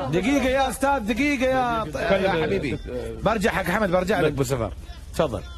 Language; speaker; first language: Arabic; native; Arabic